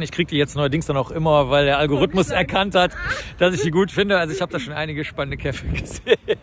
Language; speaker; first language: German; native; German